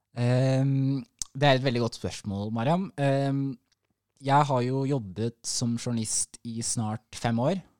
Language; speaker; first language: Norwegian; early bilingual, other home language; Somali